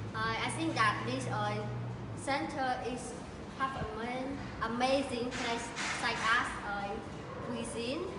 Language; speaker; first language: English; non-native, learner; Khmer